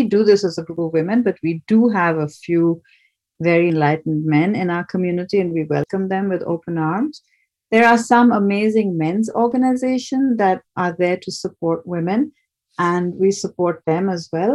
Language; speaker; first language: English; non-native, local second language; Bangla